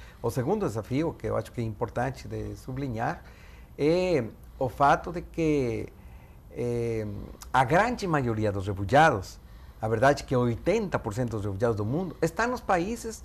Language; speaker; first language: Portuguese; non-native, fluent; Spanish